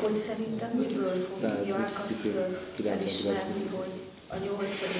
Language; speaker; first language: Hungarian; native; Hungarian